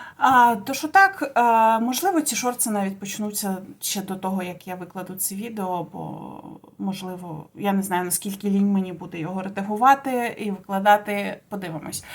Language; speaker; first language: Ukrainian; non-native, local second language; Russian